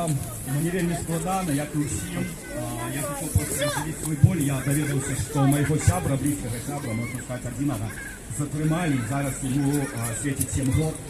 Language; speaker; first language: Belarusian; non-native, local second language; Russian